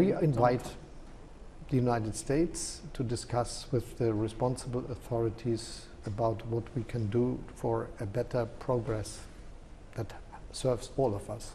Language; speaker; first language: English; non-native, fluent; German